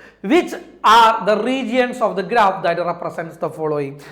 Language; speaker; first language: English; non-native, local second language; Malayalam